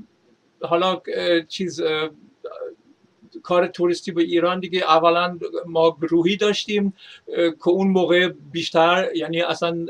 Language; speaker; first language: Persian; non-native, fluent; German